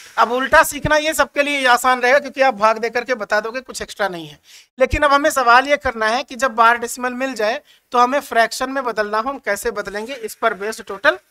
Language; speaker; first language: Hindi; native; Hindi